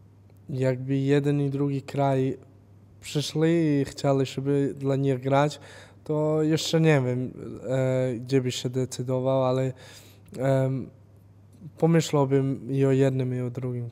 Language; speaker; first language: Polish; non-native, fluent; Serbian